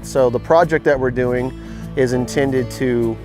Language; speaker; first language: English; native; English